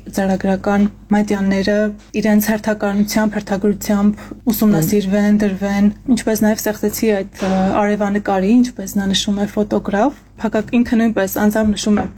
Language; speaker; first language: Armenian; native; Armenian